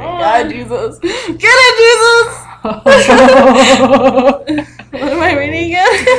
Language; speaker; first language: English; native; English